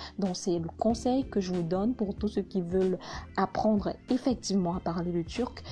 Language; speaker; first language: French; non-native, local second language; Hausa